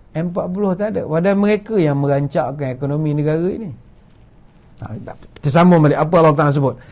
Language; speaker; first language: Malay; native; Malay